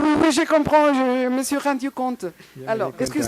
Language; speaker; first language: French; non-native, fluent; Spanish